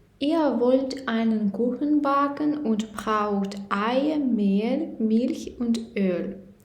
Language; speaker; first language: German; non-native, fluent; Ukrainian